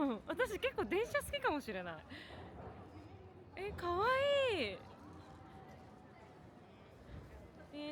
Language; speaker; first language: Japanese; native; Japanese